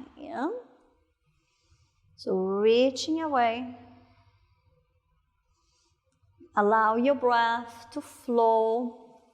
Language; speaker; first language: English; non-native, fluent; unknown